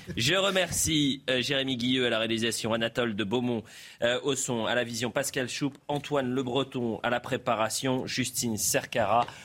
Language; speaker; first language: French; native; French